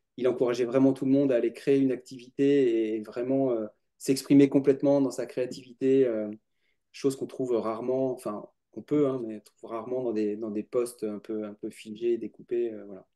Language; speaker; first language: French; native; French